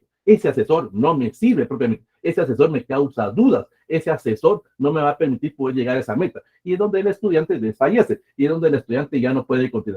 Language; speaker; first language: Spanish; native; Spanish